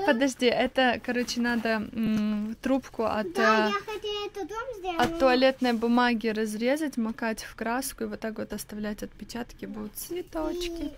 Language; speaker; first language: Russian; native; Russian